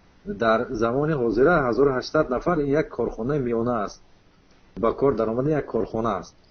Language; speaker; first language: Tajik; native; Tajik